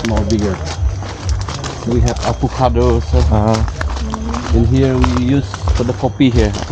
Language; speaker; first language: English; non-native, learner; Balinese